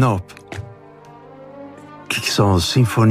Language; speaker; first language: French; non-native, fluent; Italian